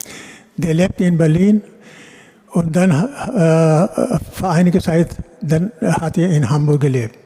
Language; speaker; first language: German; non-native, fluent; Urdu